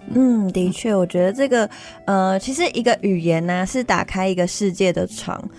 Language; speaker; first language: Chinese; early bilingual, other home language; Filipino